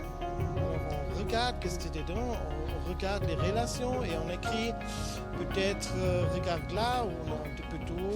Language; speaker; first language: French; non-native, learner; German